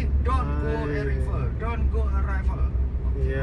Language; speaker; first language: English; non-native, learner; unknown